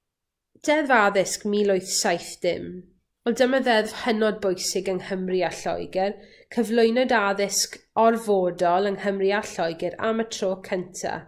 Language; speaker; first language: Welsh; native; Welsh